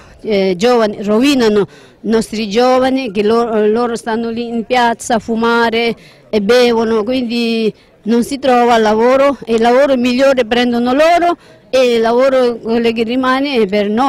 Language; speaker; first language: Italian; non-native, learner; Tibetan